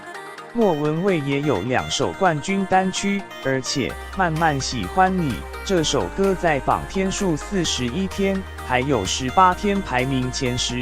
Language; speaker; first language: Chinese; native; Chinese